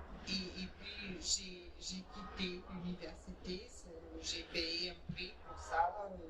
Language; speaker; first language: French; non-native, fluent; Portuguese